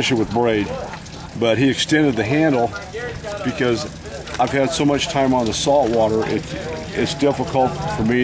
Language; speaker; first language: English; native; English